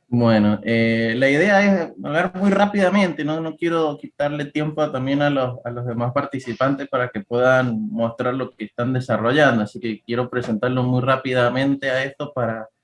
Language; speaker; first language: Spanish; native; Spanish